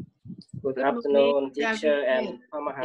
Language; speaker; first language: English; non-native, learner; Thai